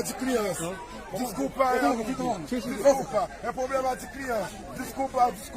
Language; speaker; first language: Portuguese; non-native, learner; Haitian Creole